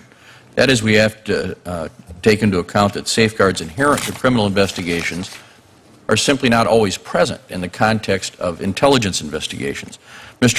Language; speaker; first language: English; native; English